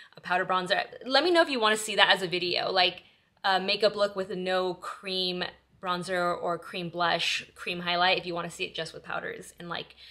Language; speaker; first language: English; early bilingual, other home language; Spanish